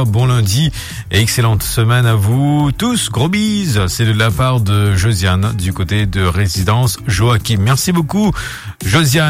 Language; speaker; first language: French; non-native, local second language; Morisyen